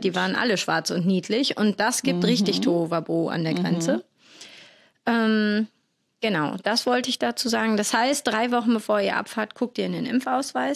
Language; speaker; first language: German; native; German